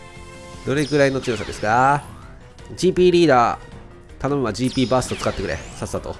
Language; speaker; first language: Japanese; native; Japanese